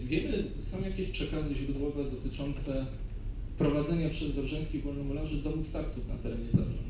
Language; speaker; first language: Polish; native; Polish